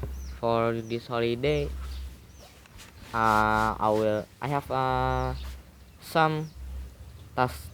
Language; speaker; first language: English; non-native, learner; Indonesian